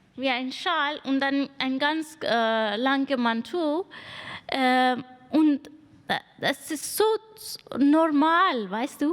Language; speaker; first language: German; non-native, fluent; Persian